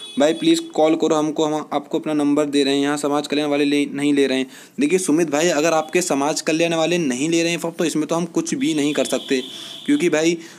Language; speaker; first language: Hindi; native; Hindi